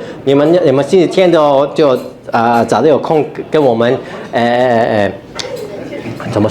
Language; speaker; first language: Chinese; early bilingual, heritage; Cantonese